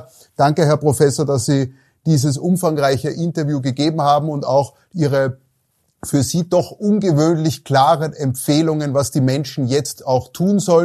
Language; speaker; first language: German; native; German